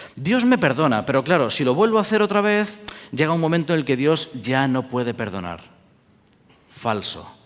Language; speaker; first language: Spanish; native; Spanish